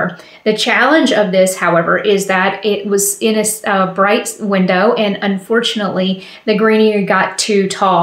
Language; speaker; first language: English; native; English